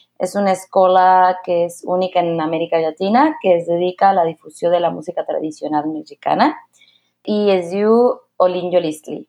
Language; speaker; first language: Catalan; non-native, fluent; Spanish